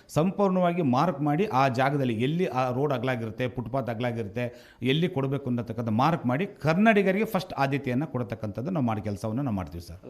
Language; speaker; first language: Kannada; native; Kannada